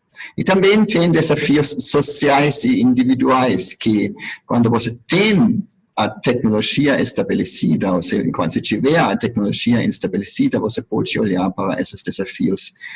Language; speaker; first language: Portuguese; non-native, fluent; German